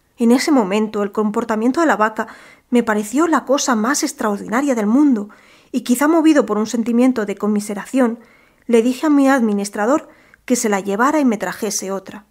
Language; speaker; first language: Spanish; native; Spanish